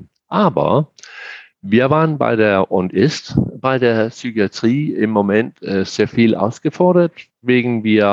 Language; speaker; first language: German; non-native, fluent; Danish